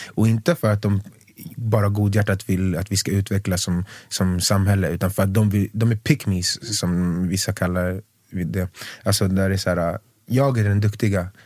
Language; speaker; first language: Swedish; native; Swedish